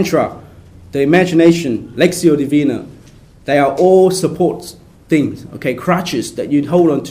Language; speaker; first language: English; native; English